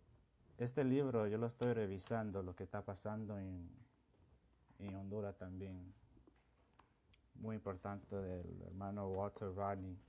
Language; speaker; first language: Spanish; non-native, local second language; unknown